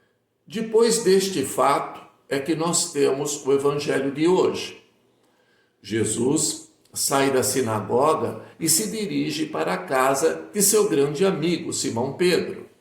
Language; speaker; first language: Portuguese; native; Portuguese